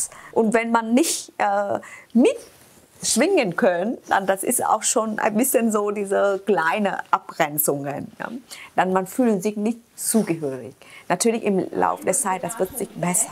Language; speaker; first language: German; non-native, fluent; Vietnamese